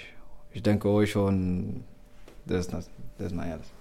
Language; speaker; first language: German; non-native, learner; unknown